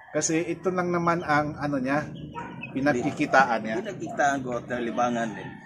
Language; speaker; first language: Filipino; non-native, local second language; Cebuano